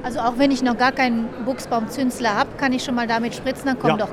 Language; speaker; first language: German; native; German